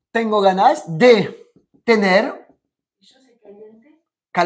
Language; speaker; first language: Spanish; non-native, fluent; French